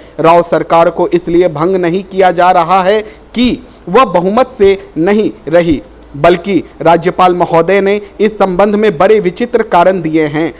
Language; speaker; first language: Hindi; native; Hindi